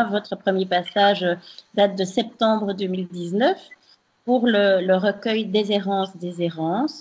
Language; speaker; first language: French; native; French